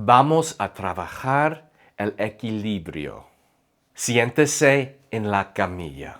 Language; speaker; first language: Spanish; non-native, fluent; English